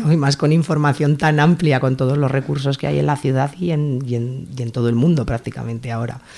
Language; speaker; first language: Spanish; native; Spanish